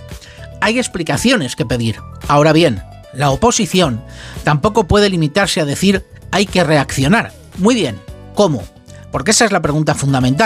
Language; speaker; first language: Spanish; native; Spanish